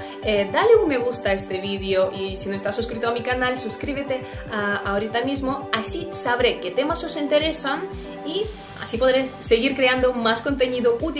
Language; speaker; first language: Spanish; non-native, fluent; Russian